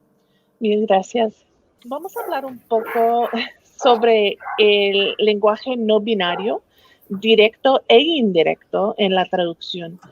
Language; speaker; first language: Spanish; non-native, fluent; English